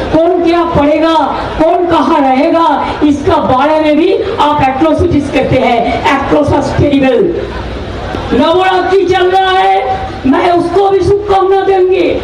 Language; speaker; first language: Hindi; non-native, local second language; Bangla